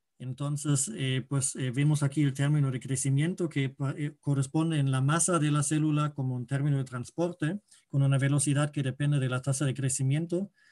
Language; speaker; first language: Spanish; non-native, fluent; German